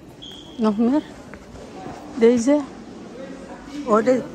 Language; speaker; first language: Dutch; non-native, learner; Indonesian